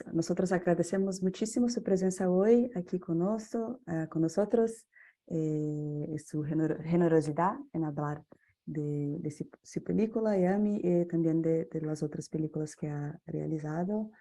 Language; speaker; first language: Spanish; non-native, fluent; Portuguese